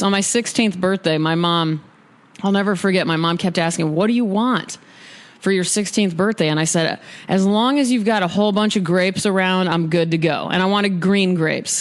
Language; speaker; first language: English; native; English